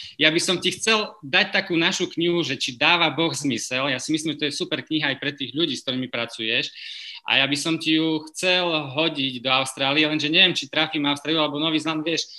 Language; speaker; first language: Slovak; native; Slovak